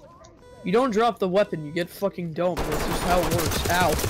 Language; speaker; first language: English; native; English